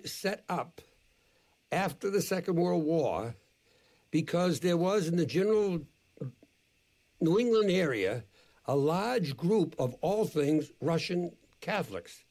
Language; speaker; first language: English; native; English